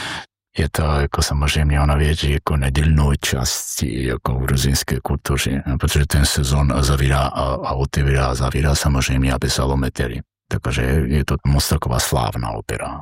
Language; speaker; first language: Czech; non-native, learner; Georgian